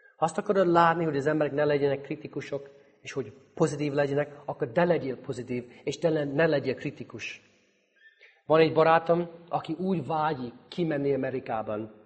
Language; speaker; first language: Hungarian; non-native, fluent; English